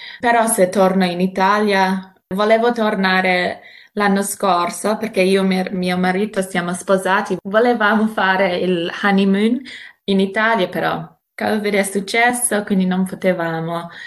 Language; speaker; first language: Italian; non-native, fluent; English